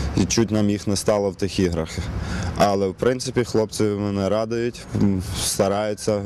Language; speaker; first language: Ukrainian; native; Ukrainian